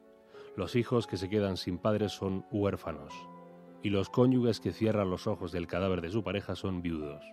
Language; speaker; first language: Spanish; native; Spanish